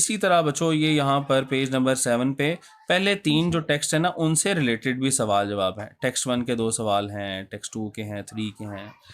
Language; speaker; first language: Urdu; non-native, local second language; Punjabi